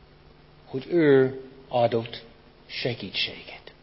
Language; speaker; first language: Hungarian; non-native, fluent; English